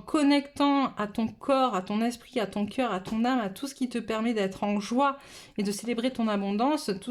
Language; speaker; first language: French; native; French